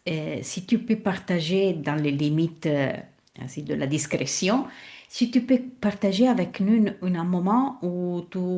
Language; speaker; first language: French; non-native, fluent; Italian